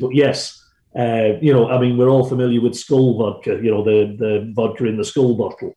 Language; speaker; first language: English; native; English